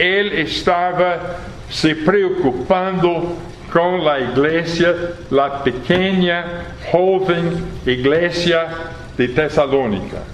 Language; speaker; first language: Portuguese; non-native, fluent; English